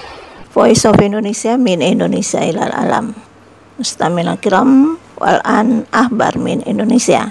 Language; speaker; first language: Arabic; non-native, fluent; Indonesian